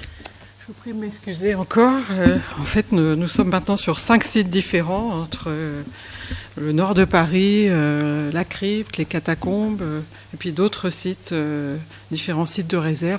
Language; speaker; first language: French; native; French